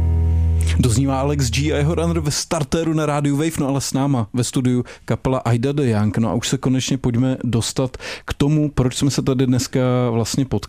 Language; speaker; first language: Czech; native; Czech